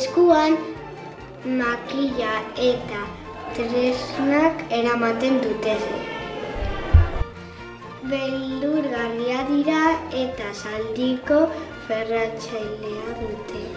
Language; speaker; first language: Basque; non-native, local second language; Spanish